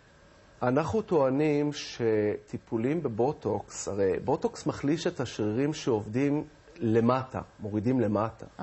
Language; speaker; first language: Hebrew; native; Hebrew